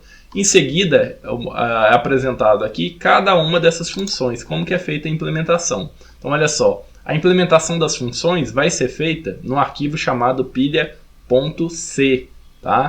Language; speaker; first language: Portuguese; native; Portuguese